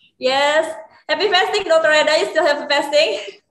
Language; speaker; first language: English; non-native, learner; Indonesian